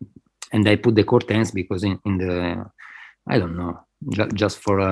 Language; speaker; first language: English; non-native, fluent; Spanish